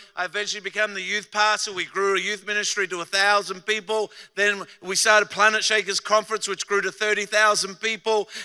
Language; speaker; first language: English; native; English